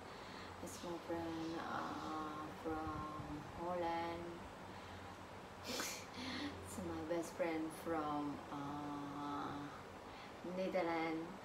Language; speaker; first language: English; non-native, learner; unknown